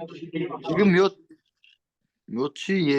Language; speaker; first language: Korean; non-native, learner; Kyrgyz